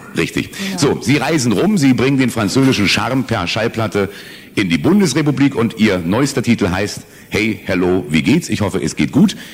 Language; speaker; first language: German; native; German